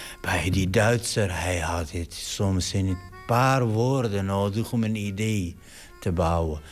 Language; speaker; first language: Dutch; non-native, fluent; Arabic